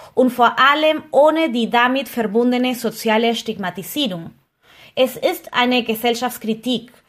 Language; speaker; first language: German; non-native, fluent; Spanish